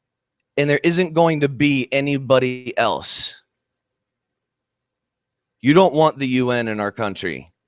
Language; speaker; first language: English; native; English